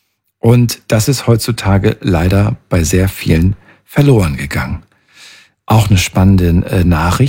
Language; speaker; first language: German; native; German